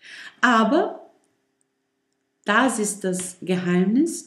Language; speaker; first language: German; non-native, learner; Portuguese